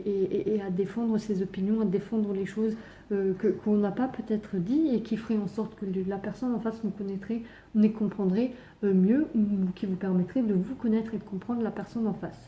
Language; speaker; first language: French; native; French